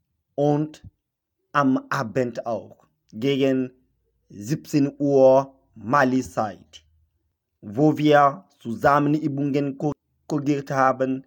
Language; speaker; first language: German; non-native, learner; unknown